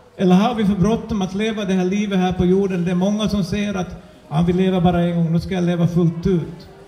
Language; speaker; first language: Swedish; native; Swedish